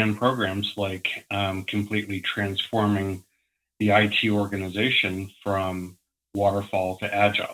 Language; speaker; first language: English; native; English